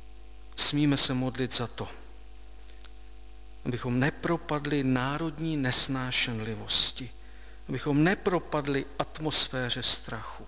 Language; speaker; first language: Czech; native; Czech